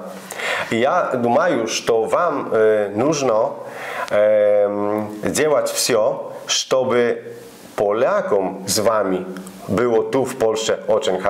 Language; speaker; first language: Russian; non-native, learner; Polish